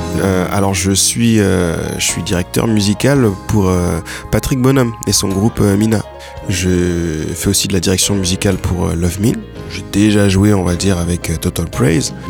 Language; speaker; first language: French; native; French